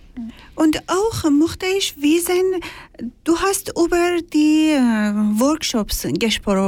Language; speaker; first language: German; non-native, learner; Persian